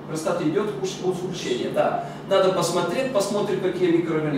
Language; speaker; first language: Russian; non-native, fluent; Bulgarian